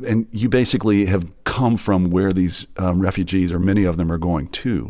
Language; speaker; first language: English; native; English